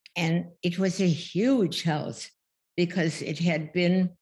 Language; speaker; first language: English; early bilingual, other home language; German